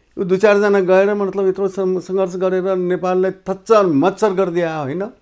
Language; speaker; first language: Nepali; non-native, local second language; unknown